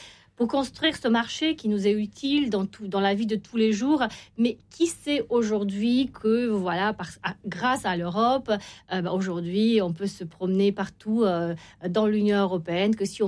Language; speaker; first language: French; non-native, fluent; Romanian